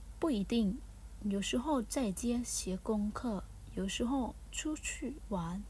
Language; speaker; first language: Chinese; non-native, fluent; Thai